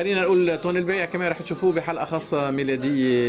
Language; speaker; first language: Arabic; native; Arabic